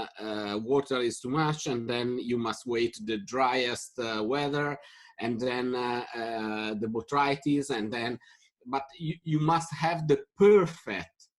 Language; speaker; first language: English; non-native, fluent; Italian